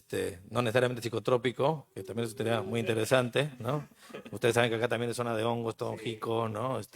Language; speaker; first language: Spanish; native; Spanish